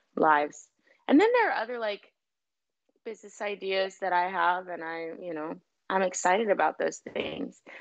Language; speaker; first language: English; native; English